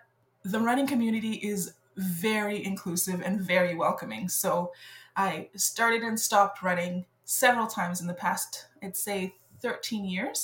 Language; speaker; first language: English; non-native, fluent; French